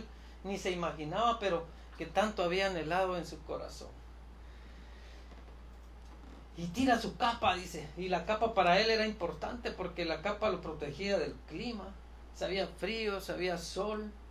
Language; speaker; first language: Spanish; native; Spanish